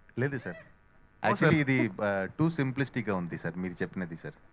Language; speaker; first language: Telugu; non-native, learner; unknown